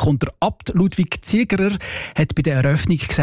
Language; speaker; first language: German; native; German